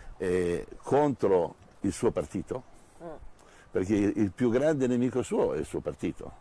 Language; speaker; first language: Italian; native; Italian